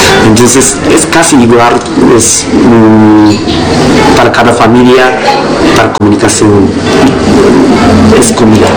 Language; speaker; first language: Spanish; non-native, learner; Japanese